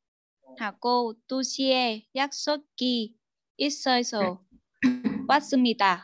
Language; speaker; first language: Korean; non-native, learner; Vietnamese